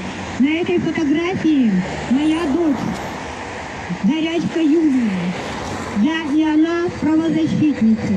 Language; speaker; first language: Russian; native; Russian